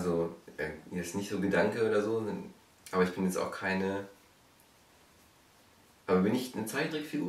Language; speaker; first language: German; native; German